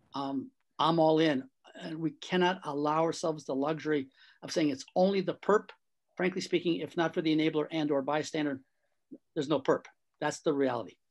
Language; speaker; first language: English; native; English